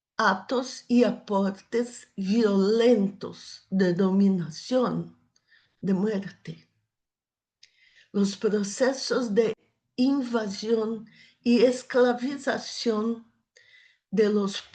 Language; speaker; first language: Spanish; non-native, fluent; Portuguese